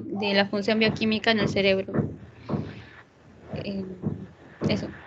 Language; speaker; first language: Spanish; native; Spanish